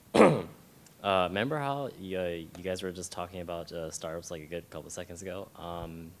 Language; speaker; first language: English; native; English